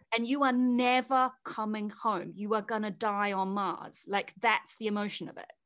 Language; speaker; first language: English; native; English